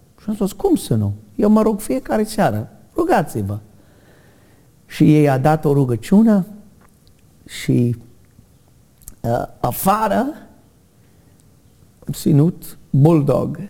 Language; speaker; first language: Romanian; non-native, learner; English